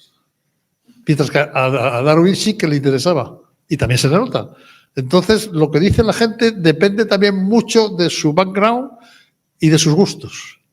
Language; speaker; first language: Spanish; native; Spanish